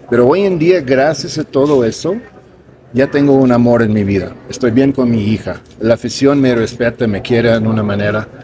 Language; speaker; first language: Spanish; non-native, fluent; English